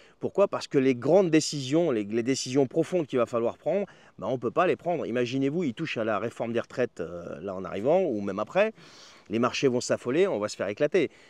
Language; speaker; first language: French; native; French